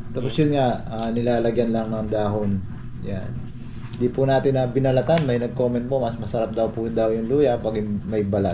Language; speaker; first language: Filipino; non-native, local second language; Pampanga